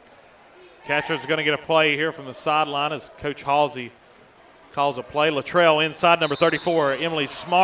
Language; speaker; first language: English; native; English